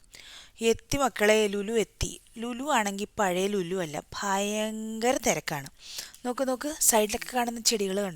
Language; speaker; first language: Malayalam; native; Malayalam